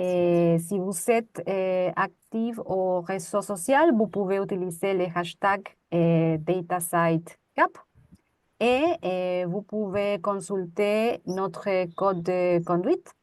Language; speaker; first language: French; non-native, fluent; Spanish